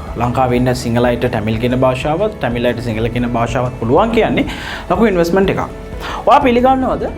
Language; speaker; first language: Sinhala; non-native, local second language; Tamil